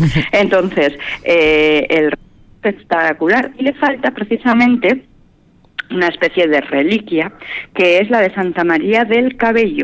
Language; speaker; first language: Spanish; native; Spanish